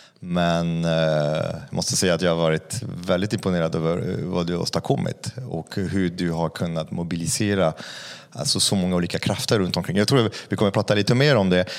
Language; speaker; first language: Swedish; non-native, fluent; French